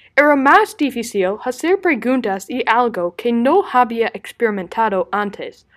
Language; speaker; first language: Spanish; non-native, learner; English